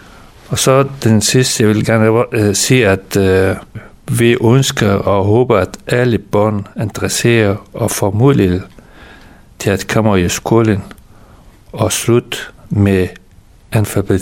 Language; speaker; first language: Danish; non-native, fluent; Persian